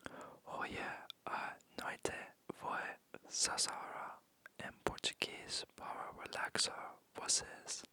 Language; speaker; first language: Portuguese; non-native, learner; English